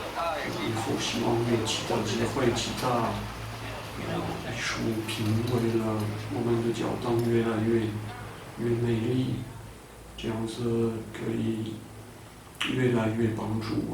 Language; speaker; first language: Chinese; non-native, fluent; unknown